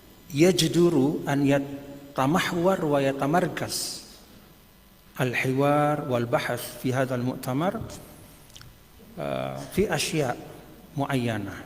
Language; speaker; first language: Arabic; non-native, fluent; Indonesian